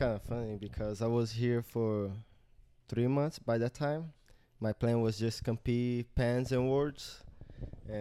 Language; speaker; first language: English; non-native, learner; Portuguese